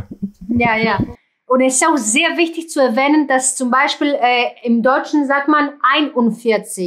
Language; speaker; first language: German; non-native, fluent; Greek